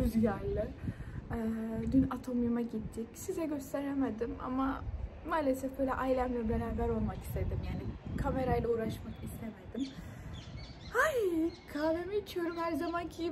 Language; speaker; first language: Turkish; early bilingual, heritage; Turkish